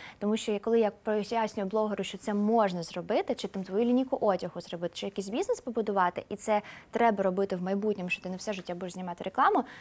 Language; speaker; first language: Ukrainian; non-native, local second language; Russian